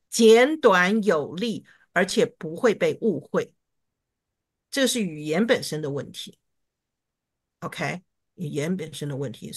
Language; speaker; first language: Chinese; native; Chinese